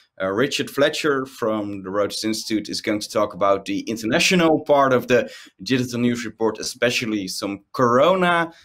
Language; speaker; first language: English; non-native, fluent; Dutch